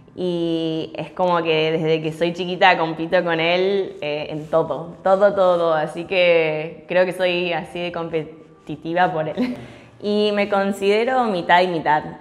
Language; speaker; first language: Spanish; early bilingual, other home language; English